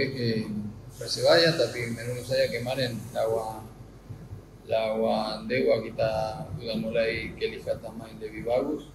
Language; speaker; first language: Indonesian; non-native, fluent; Spanish